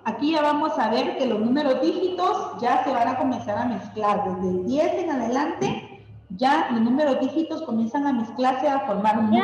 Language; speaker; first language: Spanish; native; Spanish